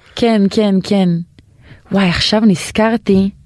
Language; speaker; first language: Hebrew; native; Hebrew